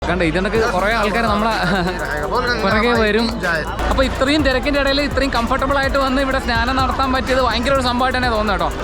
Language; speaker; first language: Malayalam; native; Malayalam